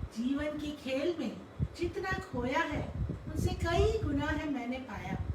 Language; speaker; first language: Hindi; non-native, local second language; Gujarati